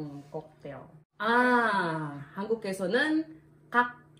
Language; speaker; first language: Korean; non-native, learner; Indonesian